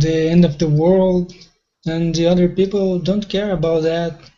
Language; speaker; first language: English; non-native, learner; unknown